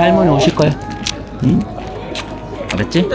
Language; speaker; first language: Korean; native; Korean